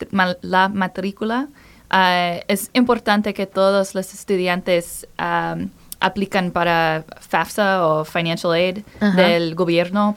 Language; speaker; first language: Spanish; non-native, learner; English